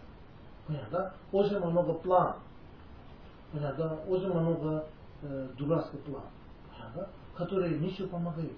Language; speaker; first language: Russian; non-native, learner; Tibetan